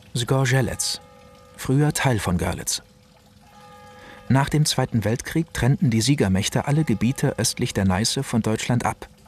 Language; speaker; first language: German; native; German